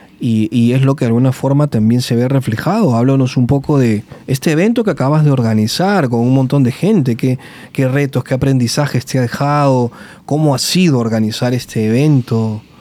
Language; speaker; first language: Spanish; native; Spanish